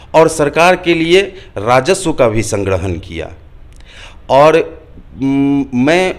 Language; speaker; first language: Hindi; native; Hindi